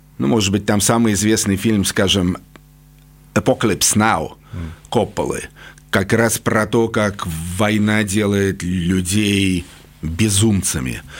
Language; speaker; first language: Russian; native; Russian